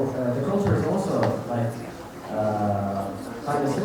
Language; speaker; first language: English; non-native, learner; Uzbek